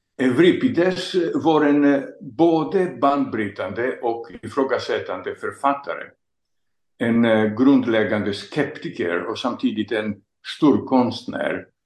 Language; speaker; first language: Swedish; non-native, fluent; Greek